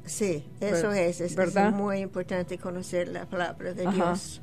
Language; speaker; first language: Spanish; non-native, fluent; English